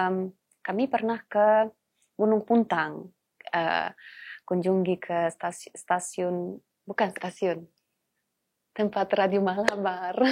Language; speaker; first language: Indonesian; non-native, fluent; Polish